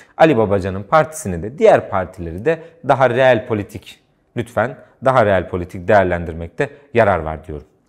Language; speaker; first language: Turkish; native; Turkish